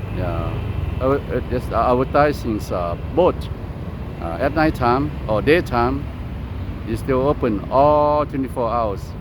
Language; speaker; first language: English; non-native, learner; Lao